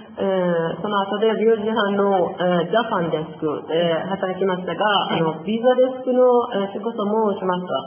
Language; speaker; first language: Japanese; non-native, learner; Persian